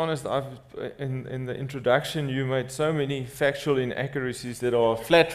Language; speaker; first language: English; non-native, local second language; Afrikaans